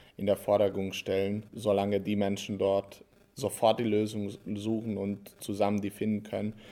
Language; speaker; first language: German; non-native, fluent; Hungarian